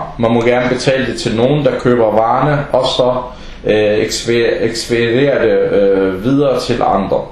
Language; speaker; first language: Danish; non-native, fluent; Arabic